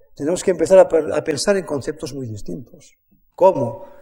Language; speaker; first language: Spanish; native; Spanish